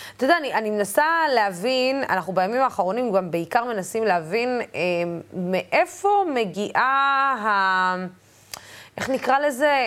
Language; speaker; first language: Hebrew; non-native, local second language; Arabic